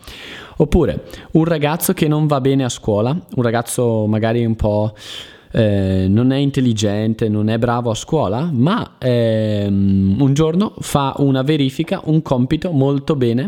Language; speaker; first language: Italian; native; Italian